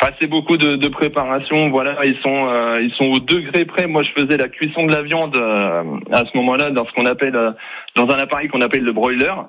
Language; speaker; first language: French; native; French